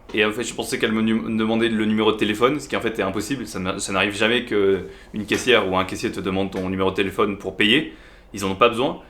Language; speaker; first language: French; native; French